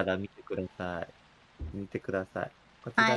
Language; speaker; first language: Japanese; native; Japanese